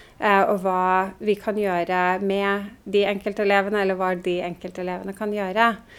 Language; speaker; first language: Norwegian; native; Norwegian